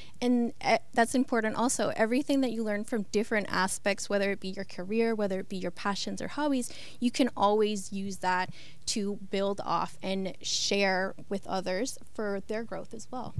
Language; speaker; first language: English; non-native, local second language; Spanish